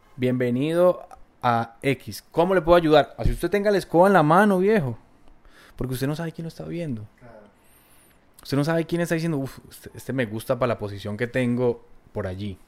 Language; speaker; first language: Spanish; native; Spanish